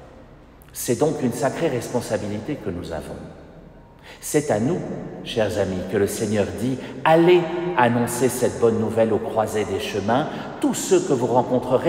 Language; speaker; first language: French; native; French